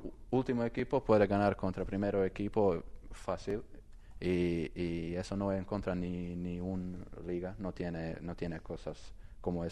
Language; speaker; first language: Spanish; non-native, learner; Croatian